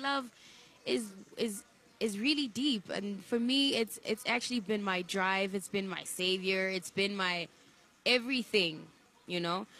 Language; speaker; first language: English; non-native, local second language; Shona